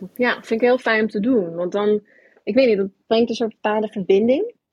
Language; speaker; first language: Dutch; early bilingual, other home language; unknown